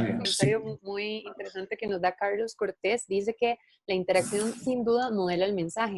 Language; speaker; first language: Spanish; native; Spanish